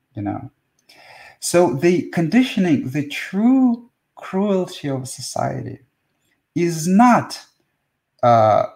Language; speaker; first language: English; non-native, fluent; Russian